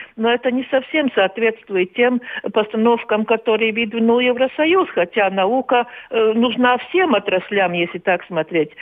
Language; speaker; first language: Russian; non-native, local second language; Latvian